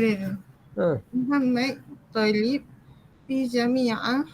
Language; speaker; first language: Arabic; non-native, learner; Malay